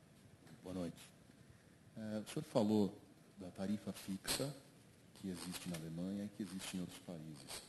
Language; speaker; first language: Portuguese; native; Portuguese